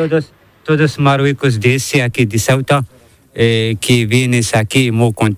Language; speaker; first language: Spanish; non-native, learner; Arabic